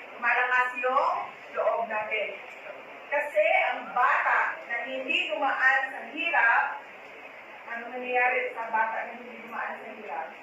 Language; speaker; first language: Filipino; non-native, local second language; Bikol